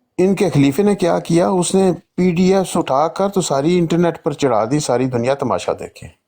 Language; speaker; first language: Urdu; non-native, local second language; Punjabi